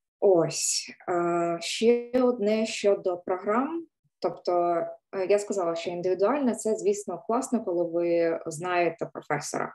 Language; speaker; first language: Ukrainian; native; Ukrainian